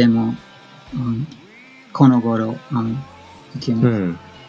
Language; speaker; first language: Japanese; non-native, learner; English